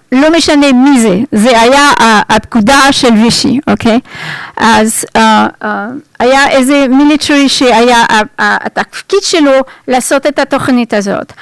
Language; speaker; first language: Hebrew; non-native, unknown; French